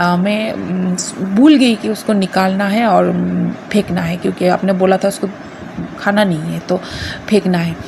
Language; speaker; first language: Hindi; non-native, local second language; Bangla